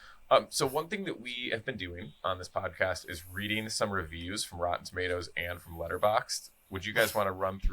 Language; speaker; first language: English; native; English